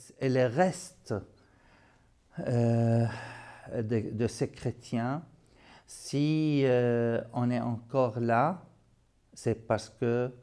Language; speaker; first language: French; non-native, fluent; Arabic